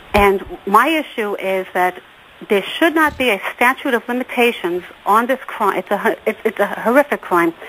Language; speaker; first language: English; native; English